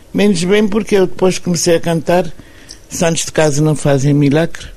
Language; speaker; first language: Portuguese; non-native, local second language; Kabuverdianu